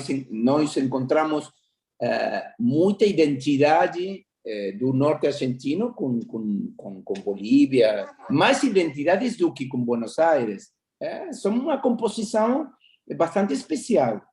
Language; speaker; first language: Portuguese; non-native, fluent; Spanish